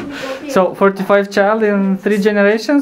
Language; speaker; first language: English; non-native, learner; Romanian